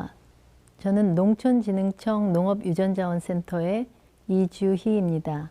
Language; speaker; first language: Korean; native; Korean